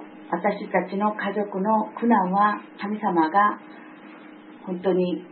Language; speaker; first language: Japanese; non-native, fluent; Korean